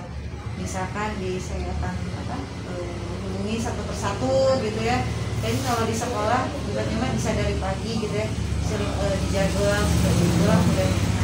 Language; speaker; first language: Indonesian; non-native, local second language; Sundanese